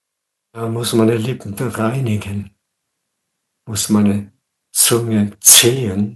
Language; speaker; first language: German; non-native, fluent; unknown